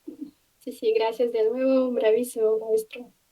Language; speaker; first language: Spanish; non-native, fluent; Portuguese